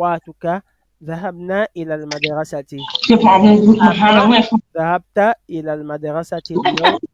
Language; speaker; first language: Arabic; non-native, fluent; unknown